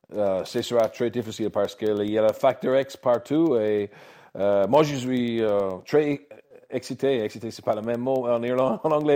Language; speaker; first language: French; non-native, learner; English